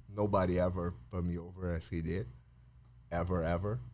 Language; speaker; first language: English; non-native, fluent; Portuguese